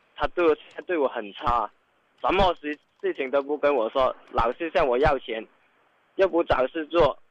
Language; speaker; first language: Chinese; non-native, local second language; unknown